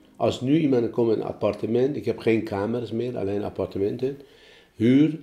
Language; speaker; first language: Dutch; non-native, fluent; Persian